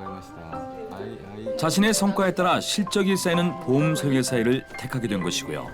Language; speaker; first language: Korean; native; Korean